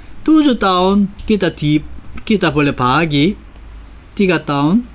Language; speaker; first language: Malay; non-native, fluent; Korean